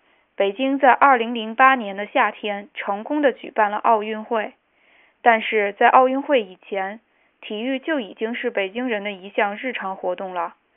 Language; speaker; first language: Chinese; non-native, learner; French